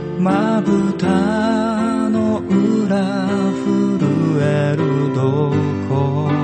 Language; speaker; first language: Japanese; native; Japanese